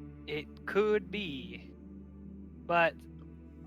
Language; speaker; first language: English; native; English